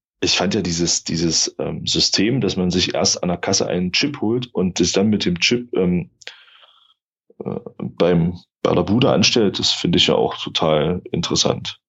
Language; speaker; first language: German; native; German